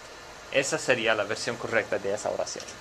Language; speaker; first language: Spanish; non-native, fluent; English